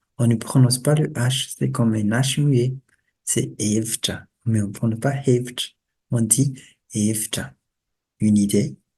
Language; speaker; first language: French; non-native, local second language; Malagasy